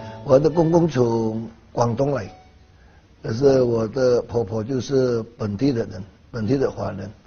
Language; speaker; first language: Chinese; non-native, learner; Hakka Chinese